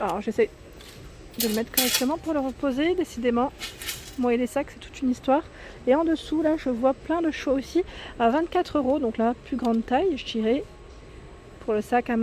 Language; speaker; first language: French; native; French